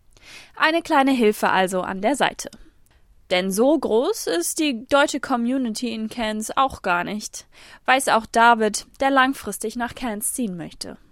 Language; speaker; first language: German; native; German